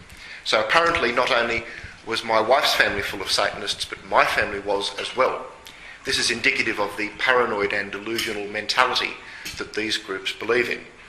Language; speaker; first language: English; native; English